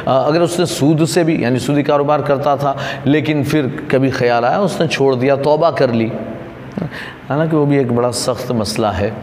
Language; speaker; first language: Urdu; non-native, local second language; Gujarati